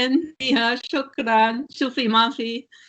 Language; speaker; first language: Arabic; non-native, learner; German